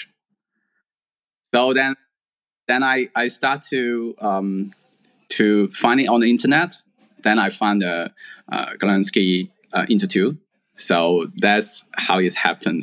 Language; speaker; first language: English; non-native, local second language; Cantonese